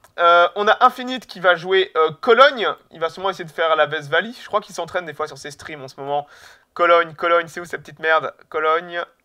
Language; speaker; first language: French; native; French